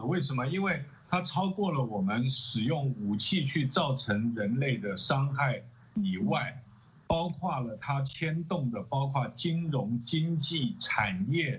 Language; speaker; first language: Chinese; native; Chinese